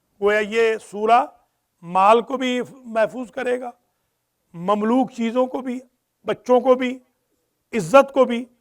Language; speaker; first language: Urdu; non-native, local second language; Punjabi